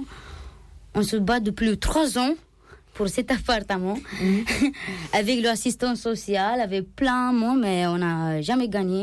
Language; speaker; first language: French; non-native, learner; Romanian